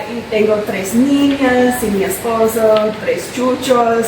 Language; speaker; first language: Spanish; non-native, learner; English